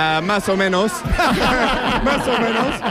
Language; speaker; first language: Spanish; non-native, learner; English